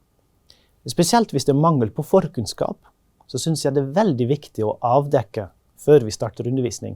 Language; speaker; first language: Norwegian; non-native, fluent; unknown